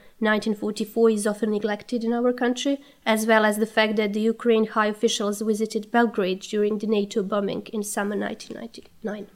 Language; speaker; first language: English; non-native, fluent; Serbian